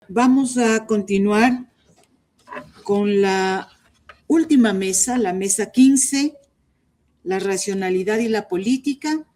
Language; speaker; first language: Spanish; native; Spanish